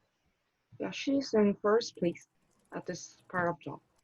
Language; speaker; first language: English; non-native, learner; Korean